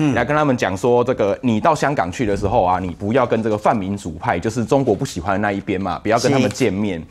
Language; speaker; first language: Chinese; native; Chinese